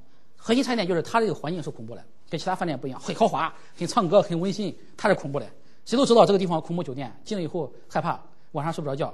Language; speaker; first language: Chinese; native; Chinese